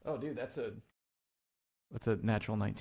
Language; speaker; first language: English; native; English